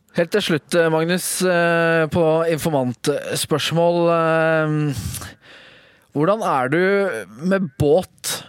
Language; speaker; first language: Norwegian; native; Norwegian